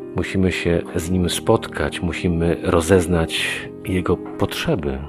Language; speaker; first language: Polish; native; Polish